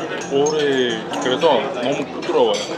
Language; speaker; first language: Korean; non-native, fluent; Uzbek